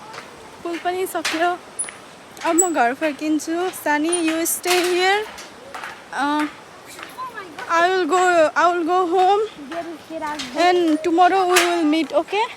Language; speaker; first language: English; non-native, learner; Nepali